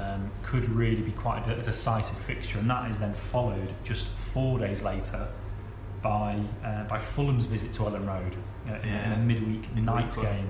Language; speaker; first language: English; native; English